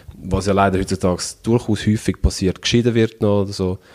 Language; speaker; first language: German; native; German